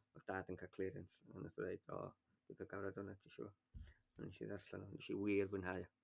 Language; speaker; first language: Welsh; native; Welsh